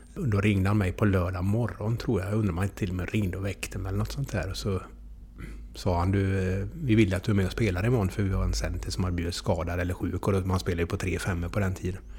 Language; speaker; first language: Swedish; native; Swedish